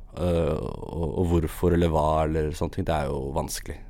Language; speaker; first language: Norwegian; early bilingual, other home language; Arabic